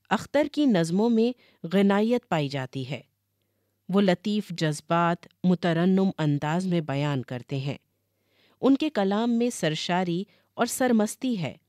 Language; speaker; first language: Urdu; native; Urdu